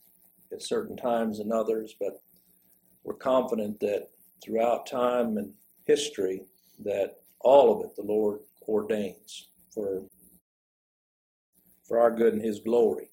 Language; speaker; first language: English; native; English